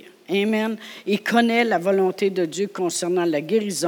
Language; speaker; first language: French; native; French